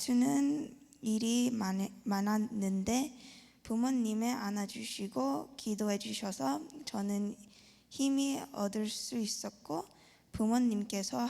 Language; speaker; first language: Korean; early bilingual, heritage; Korean